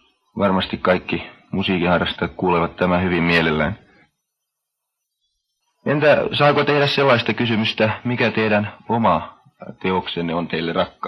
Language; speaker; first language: Finnish; native; Finnish